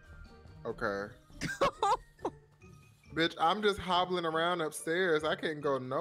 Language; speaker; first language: English; native; English